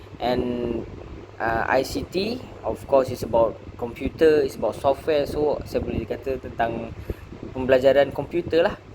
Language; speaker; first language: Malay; native; Malay